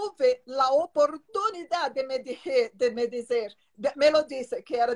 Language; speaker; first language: Spanish; non-native, learner; Portuguese